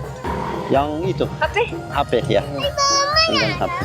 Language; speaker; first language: Indonesian; non-native, learner; Persian